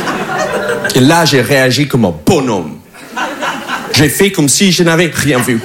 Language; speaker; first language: French; non-native, fluent; English